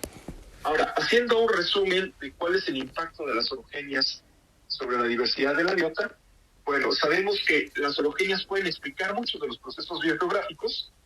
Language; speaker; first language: Spanish; native; Spanish